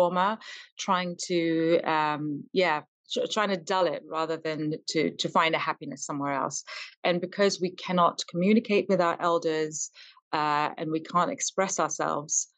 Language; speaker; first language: English; native; English